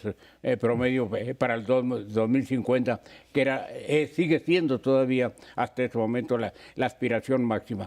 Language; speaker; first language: Spanish; native; Spanish